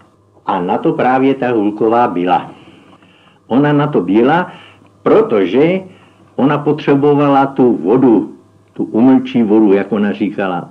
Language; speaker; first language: Czech; native; Czech